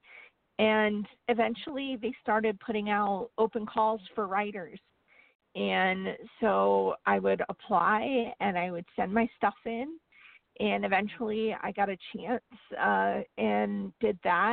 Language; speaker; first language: English; native; English